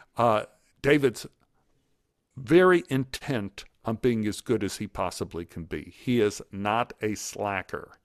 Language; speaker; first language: English; native; English